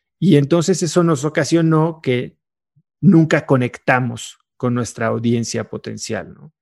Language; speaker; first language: Spanish; native; Spanish